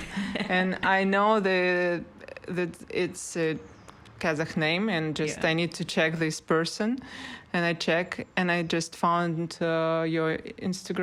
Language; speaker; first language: English; non-native, learner; Russian